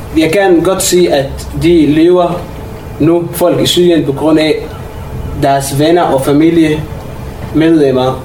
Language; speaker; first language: Danish; non-native, fluent; Arabic